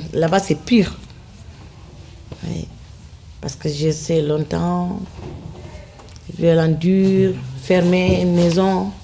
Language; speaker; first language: French; non-native, learner; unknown